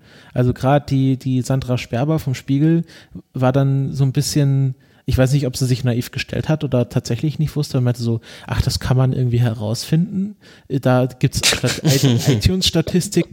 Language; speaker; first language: German; native; German